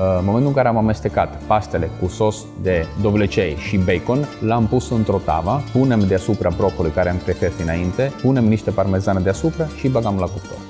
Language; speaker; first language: Romanian; non-native, fluent; Italian